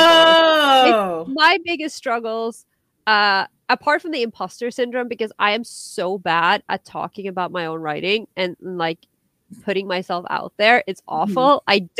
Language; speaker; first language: English; non-native, fluent; Norwegian